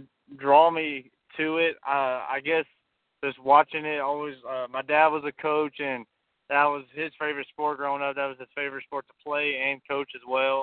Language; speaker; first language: English; native; English